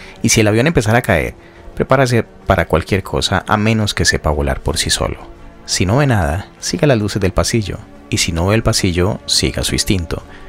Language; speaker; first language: Spanish; native; Spanish